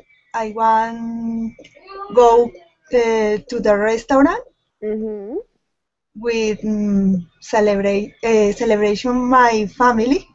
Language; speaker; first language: English; non-native, learner; Spanish